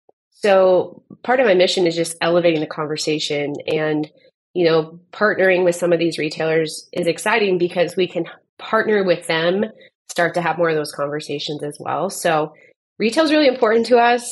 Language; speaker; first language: English; native; English